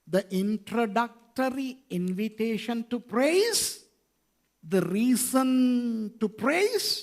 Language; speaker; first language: English; non-native, local second language; Sinhala